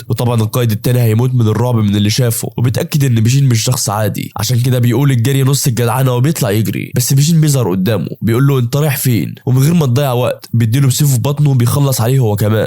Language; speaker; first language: Arabic; native; Arabic